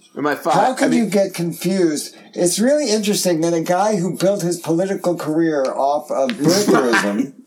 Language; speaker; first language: English; early bilingual, other home language; German